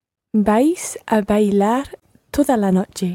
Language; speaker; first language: Spanish; non-native, learner; English